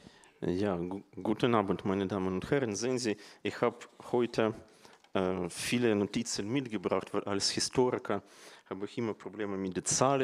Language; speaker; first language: German; non-native, fluent; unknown